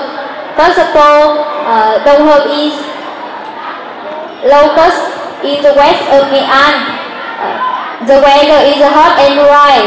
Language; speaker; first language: English; non-native, learner; Vietnamese